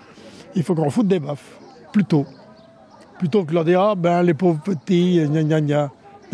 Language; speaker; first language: French; native; French